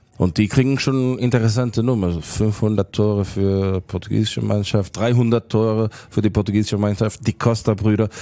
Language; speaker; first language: German; non-native, fluent; Portuguese